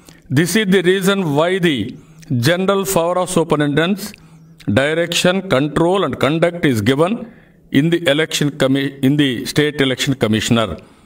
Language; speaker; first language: English; non-native, local second language; Telugu